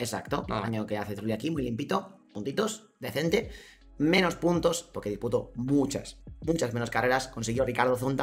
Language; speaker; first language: Spanish; native; Spanish